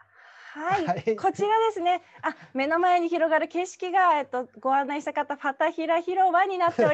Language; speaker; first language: Japanese; native; Japanese